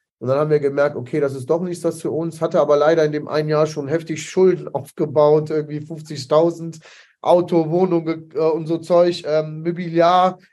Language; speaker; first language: German; early bilingual, other home language; Italian